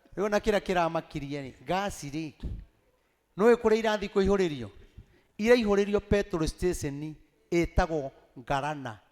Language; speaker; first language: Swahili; non-native, local second language; Kikuyu